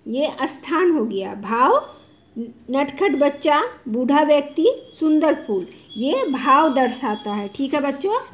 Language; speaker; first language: Hindi; non-native, local second language; Bangla